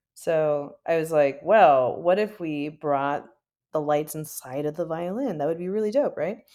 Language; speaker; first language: English; native; English